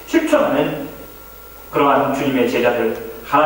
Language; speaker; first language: Korean; native; Korean